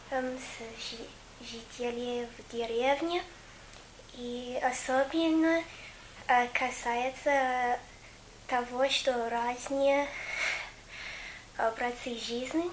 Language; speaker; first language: Russian; non-native, learner; English